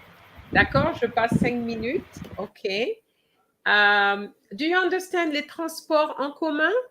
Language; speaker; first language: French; non-native, fluent; English